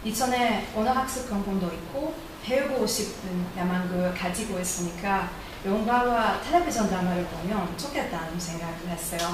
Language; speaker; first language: Korean; non-native, learner; Hungarian